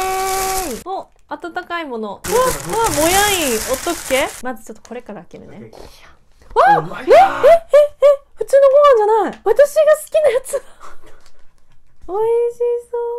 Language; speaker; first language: Korean; non-native, learner; Japanese